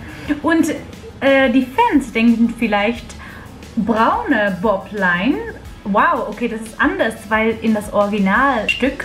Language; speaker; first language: German; non-native, fluent; Dutch